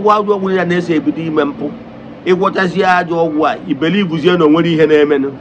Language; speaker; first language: Igbo; native; Igbo